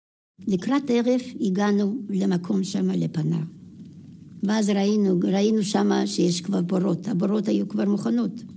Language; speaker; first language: Hebrew; non-native, fluent; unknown